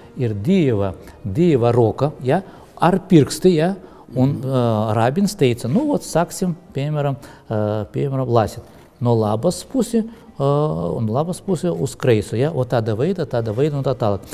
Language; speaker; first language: Latvian; non-native, local second language; Russian